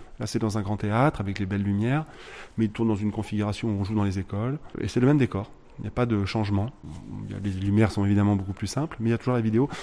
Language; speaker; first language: French; native; French